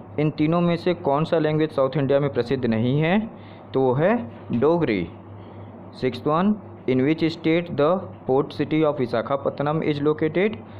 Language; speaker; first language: Hindi; native; Hindi